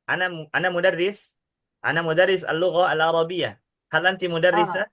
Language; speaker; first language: Arabic; non-native, fluent; Indonesian